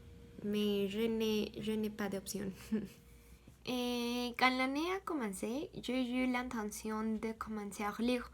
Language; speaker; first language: French; non-native, learner; Spanish